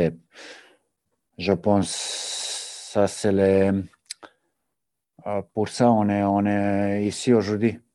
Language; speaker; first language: French; non-native, learner; Serbian